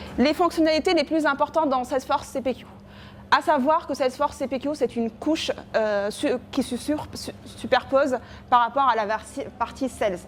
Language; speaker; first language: French; non-native, local second language; Arabic